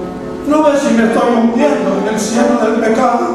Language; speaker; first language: Spanish; native; Spanish